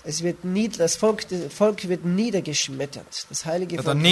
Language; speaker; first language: German; native; German